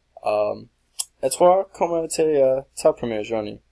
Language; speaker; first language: French; non-native, learner; English